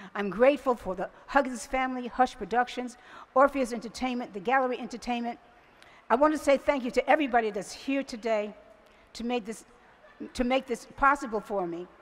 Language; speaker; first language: English; native; English